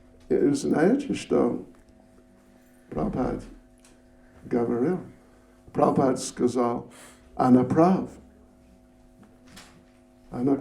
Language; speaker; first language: Russian; non-native, learner; English